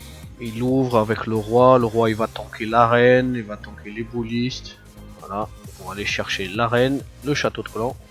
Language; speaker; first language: French; native; French